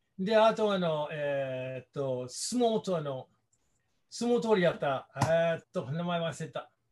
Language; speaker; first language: Japanese; non-native, fluent; English